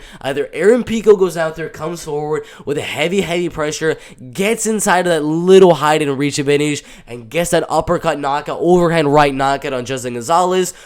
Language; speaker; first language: English; native; English